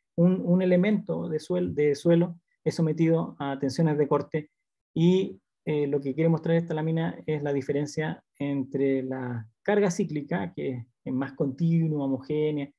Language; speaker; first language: Spanish; native; Spanish